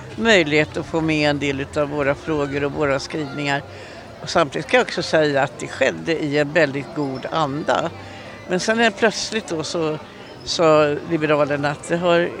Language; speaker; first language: Swedish; native; Swedish